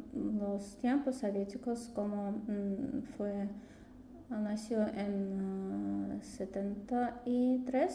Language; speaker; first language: Spanish; non-native, learner; Russian